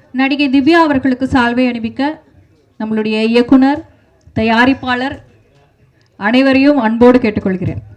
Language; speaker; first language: Tamil; native; Tamil